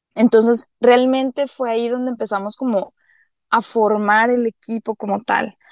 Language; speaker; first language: Spanish; native; Spanish